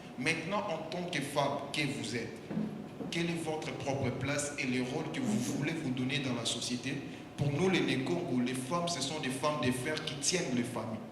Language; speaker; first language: French; non-native, local second language; Lingala